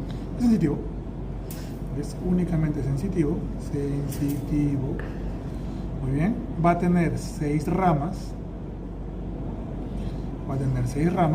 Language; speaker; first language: Spanish; native; Spanish